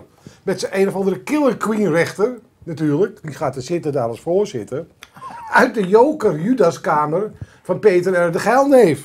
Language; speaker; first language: Dutch; native; Dutch